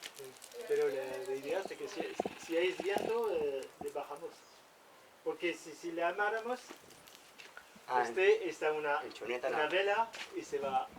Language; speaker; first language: Spanish; non-native, learner; French